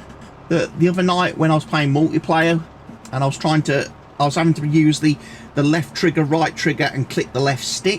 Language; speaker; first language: English; native; English